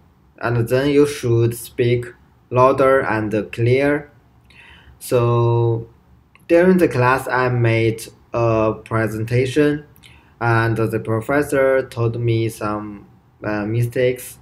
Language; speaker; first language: English; non-native, learner; Chinese